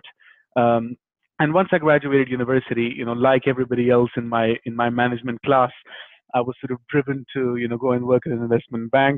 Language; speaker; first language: English; non-native, local second language; Hindi